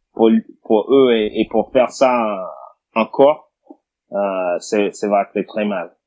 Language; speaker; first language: French; non-native, fluent; English